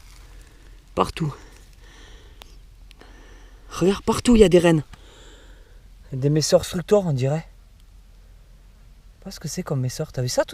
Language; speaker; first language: French; native; French